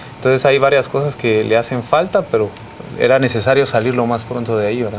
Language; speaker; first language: Spanish; native; Spanish